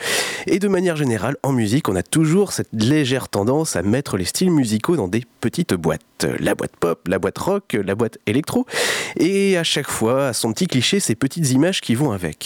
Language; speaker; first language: French; native; French